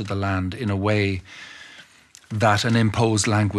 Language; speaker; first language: English; non-native, local second language; Irish